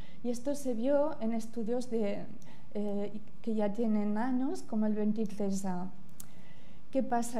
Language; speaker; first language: Spanish; native; Spanish